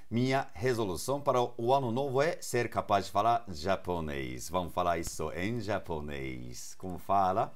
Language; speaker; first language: Portuguese; non-native, fluent; Japanese